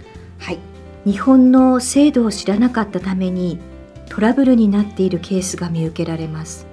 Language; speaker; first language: Japanese; native; Japanese